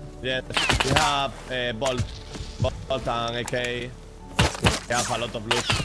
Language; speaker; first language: English; non-native, learner; Spanish